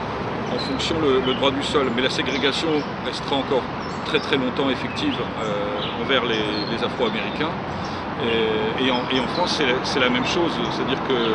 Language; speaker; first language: French; native; French